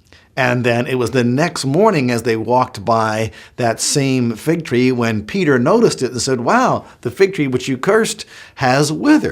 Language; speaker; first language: English; native; English